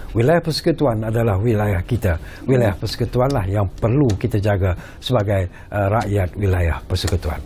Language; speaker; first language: Malay; native; Malay